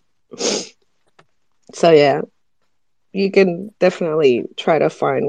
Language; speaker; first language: English; non-native, fluent; Spanish